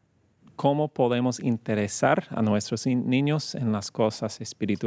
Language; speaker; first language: Spanish; non-native, fluent; English